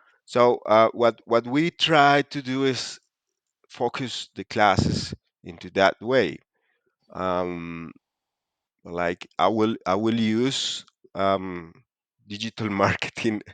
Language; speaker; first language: English; non-native, fluent; Spanish